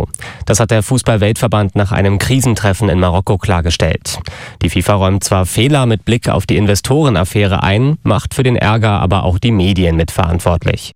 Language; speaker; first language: German; native; German